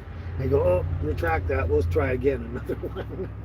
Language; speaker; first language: English; native; English